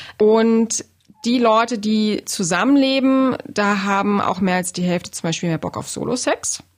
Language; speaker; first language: German; native; German